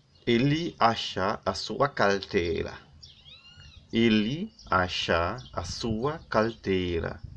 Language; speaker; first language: Portuguese; non-native, learner; Haitian Creole